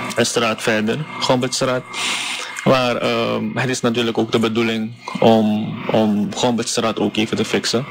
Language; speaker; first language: Dutch; non-native, fluent; Chinese